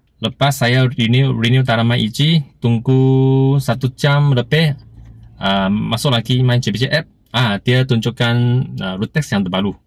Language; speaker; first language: Malay; non-native, local second language; Chinese